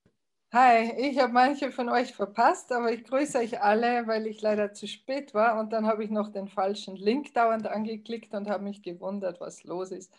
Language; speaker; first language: German; native; German